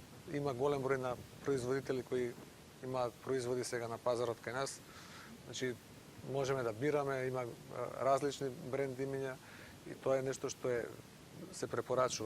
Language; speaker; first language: Macedonian; native; Macedonian